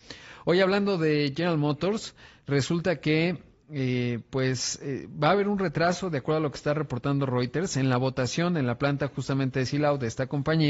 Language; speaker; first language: Spanish; native; Spanish